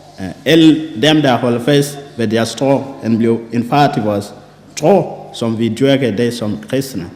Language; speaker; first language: Danish; non-native, fluent; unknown